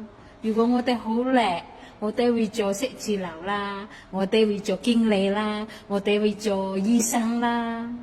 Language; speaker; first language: Cantonese; non-native, fluent; Indonesian